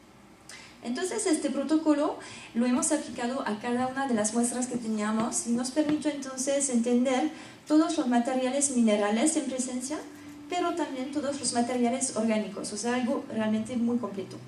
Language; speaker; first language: Spanish; non-native, fluent; French